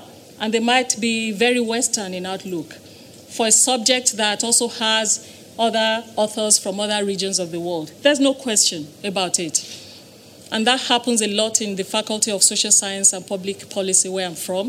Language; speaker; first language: English; non-native, local second language; Yoruba